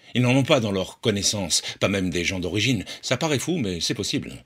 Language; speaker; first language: French; native; French